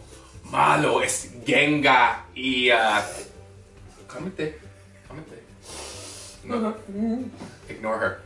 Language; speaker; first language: Spanish; non-native, learner; English